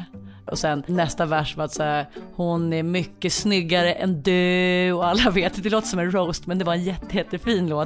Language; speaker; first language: Swedish; native; Swedish